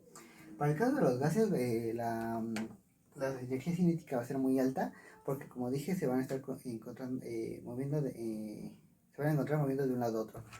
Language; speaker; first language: Spanish; native; Spanish